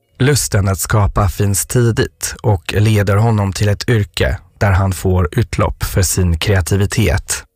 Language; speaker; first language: Swedish; non-native, fluent; French